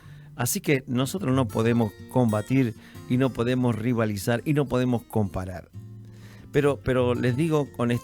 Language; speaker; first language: Spanish; native; Spanish